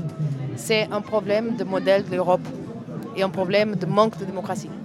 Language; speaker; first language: French; non-native, fluent; Portuguese